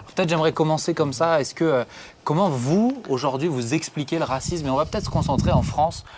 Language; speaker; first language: French; native; French